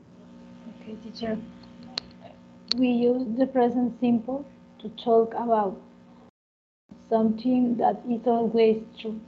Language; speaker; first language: English; non-native, learner; Spanish